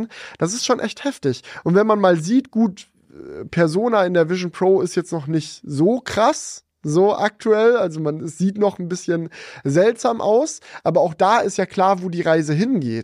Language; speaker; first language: German; native; German